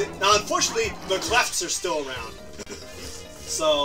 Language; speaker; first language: English; native; English